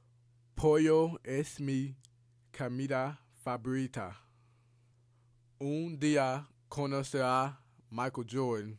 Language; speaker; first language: Spanish; non-native, learner; English